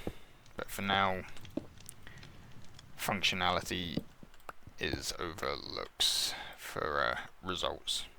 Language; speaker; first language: English; native; English